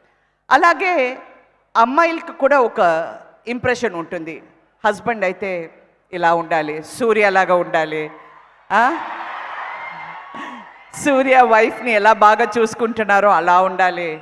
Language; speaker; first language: Telugu; non-native, fluent; Tamil